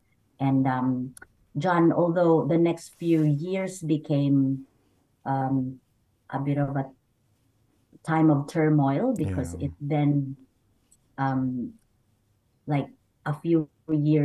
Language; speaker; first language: English; non-native, local second language; Bikol